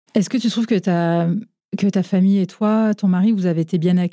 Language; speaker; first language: French; native; French